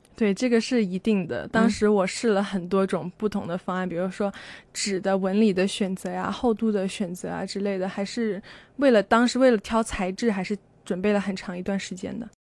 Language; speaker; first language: Chinese; native; Chinese